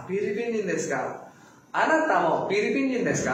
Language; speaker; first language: Japanese; non-native, fluent; Filipino